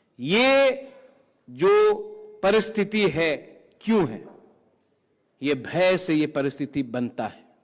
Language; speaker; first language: Hindi; non-native, local second language; Kok Borok